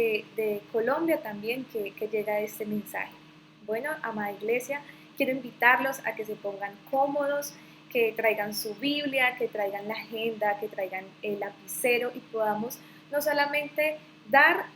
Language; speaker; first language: Spanish; native; Spanish